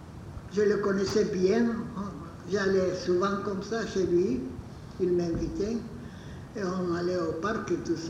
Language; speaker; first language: French; non-native, fluent; Bulgarian